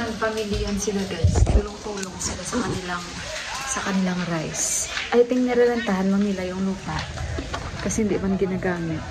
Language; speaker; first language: Filipino; non-native, local second language; Hiligaynon